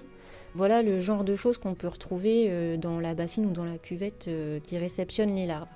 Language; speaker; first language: French; native; French